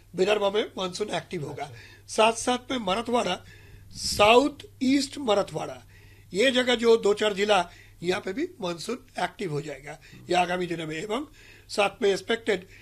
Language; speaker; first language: Hindi; non-native, local second language; Marathi